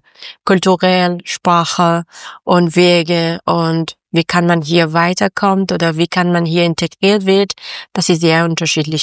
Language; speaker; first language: German; non-native, learner; Persian